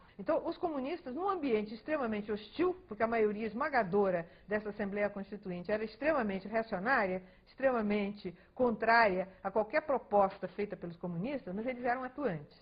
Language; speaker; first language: Portuguese; early bilingual, other home language; Spanish